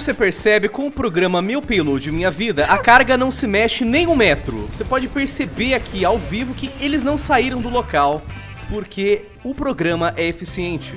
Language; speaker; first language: Portuguese; native; Portuguese